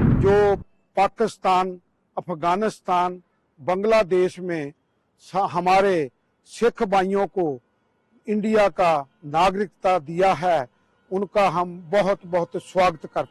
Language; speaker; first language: Hindi; non-native, local second language; Punjabi